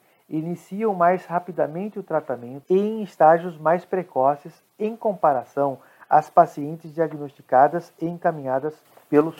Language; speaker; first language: Portuguese; native; Portuguese